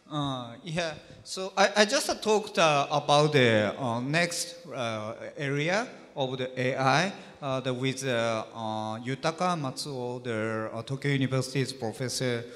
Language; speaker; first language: English; non-native, learner; Japanese